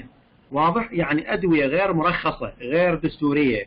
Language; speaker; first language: Arabic; native; Arabic